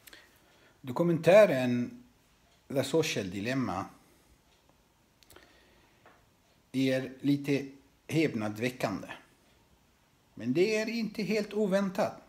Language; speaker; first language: Swedish; non-native, fluent; Arabic